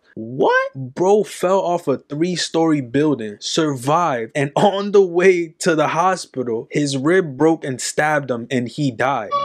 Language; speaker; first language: English; native; English